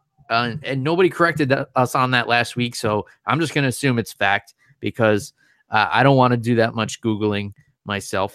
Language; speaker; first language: English; native; English